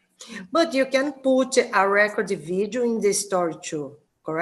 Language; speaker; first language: English; non-native, learner; Portuguese